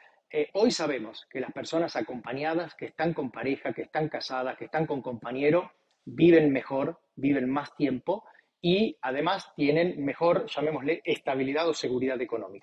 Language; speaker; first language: Spanish; native; Spanish